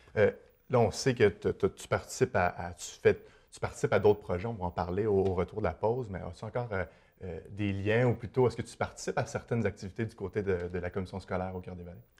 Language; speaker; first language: French; native; French